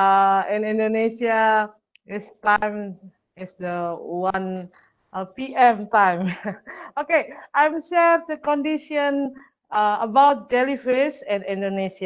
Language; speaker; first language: English; non-native, learner; Indonesian